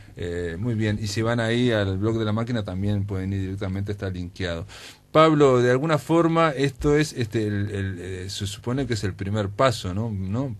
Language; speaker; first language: Spanish; native; Spanish